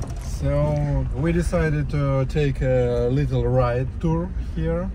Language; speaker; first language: English; non-native, learner; Russian